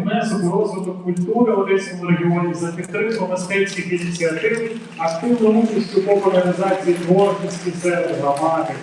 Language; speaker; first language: Ukrainian; native; Ukrainian